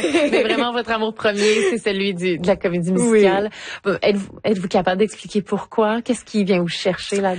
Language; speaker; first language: French; native; French